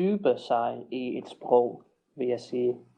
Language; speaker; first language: Danish; non-native, fluent; English